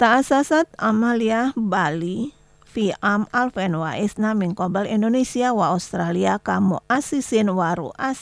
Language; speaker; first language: Arabic; non-native, learner; Indonesian